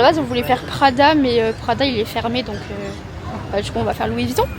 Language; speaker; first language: French; native; French